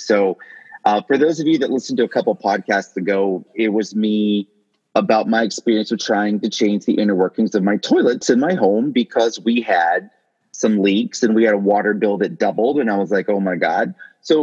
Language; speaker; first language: English; native; English